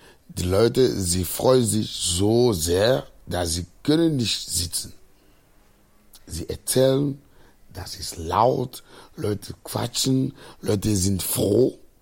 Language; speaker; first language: German; non-native, fluent; Ewe